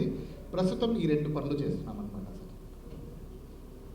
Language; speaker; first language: Telugu; native; Telugu